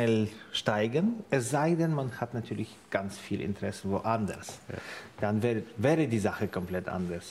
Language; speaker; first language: German; non-native, fluent; Ukrainian